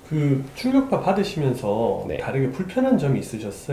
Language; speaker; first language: Korean; native; Korean